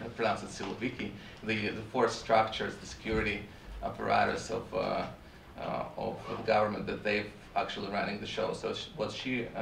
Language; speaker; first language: English; non-native, fluent; Russian